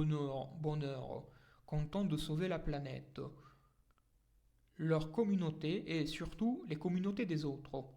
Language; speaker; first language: French; native; French